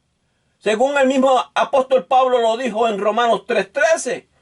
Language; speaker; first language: Spanish; native; Spanish